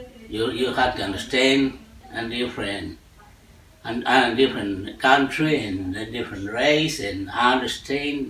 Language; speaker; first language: English; non-native, learner; Spanish